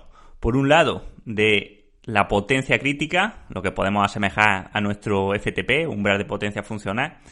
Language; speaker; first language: Spanish; native; Spanish